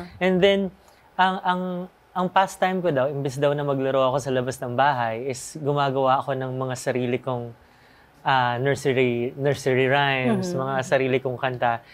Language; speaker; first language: Filipino; native; Filipino